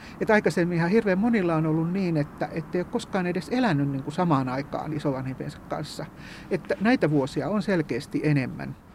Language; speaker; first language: Finnish; native; Finnish